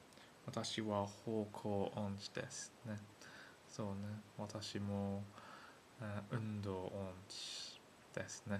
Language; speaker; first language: Japanese; non-native, learner; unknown